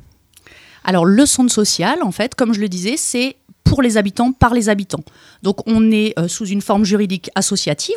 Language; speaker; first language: French; native; French